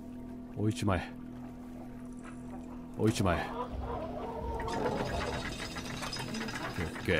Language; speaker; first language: Japanese; native; Japanese